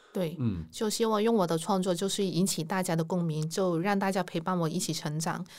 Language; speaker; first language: Chinese; non-native, local second language; Cantonese